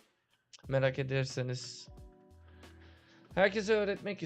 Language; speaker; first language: Turkish; early bilingual, heritage; Turkish